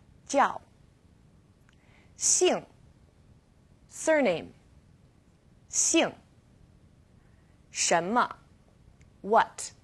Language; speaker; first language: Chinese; non-native, fluent; English